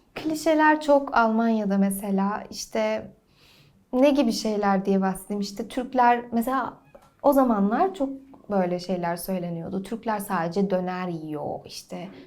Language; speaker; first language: Turkish; early bilingual, heritage; Turkish